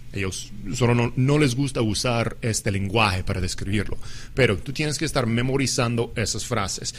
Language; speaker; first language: Spanish; non-native, fluent; English